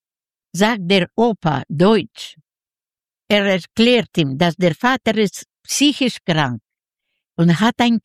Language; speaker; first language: German; non-native, learner; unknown